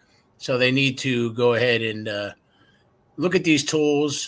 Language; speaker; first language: English; native; English